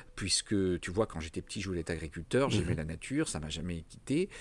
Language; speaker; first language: French; native; French